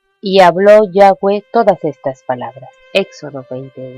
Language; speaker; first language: Spanish; native; Spanish